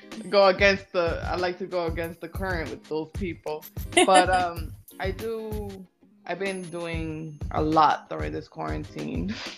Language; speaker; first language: English; early bilingual, other home language; Spanish